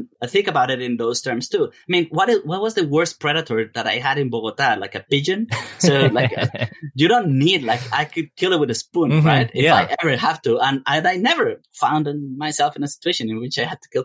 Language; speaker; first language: English; non-native, fluent; Spanish